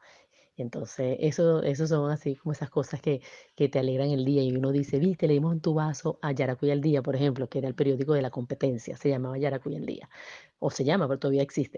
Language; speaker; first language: Spanish; native; Spanish